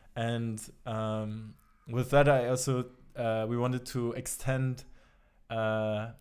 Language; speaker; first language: English; non-native, fluent; German